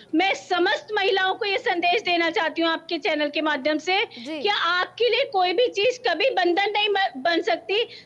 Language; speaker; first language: Hindi; native; Hindi